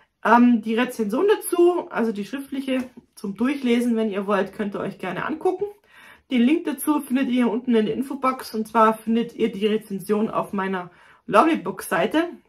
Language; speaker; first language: German; native; German